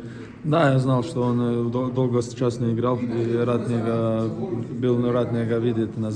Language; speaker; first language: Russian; non-native, learner; Slovenian